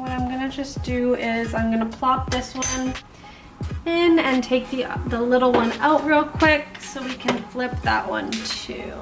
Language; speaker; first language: English; native; English